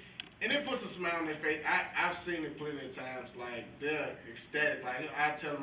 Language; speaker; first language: English; native; English